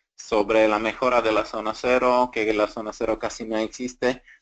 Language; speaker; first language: Spanish; non-native, fluent; Slovak